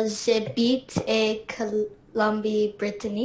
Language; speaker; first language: French; non-native, learner; English